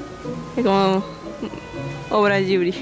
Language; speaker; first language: Spanish; non-native, learner; Japanese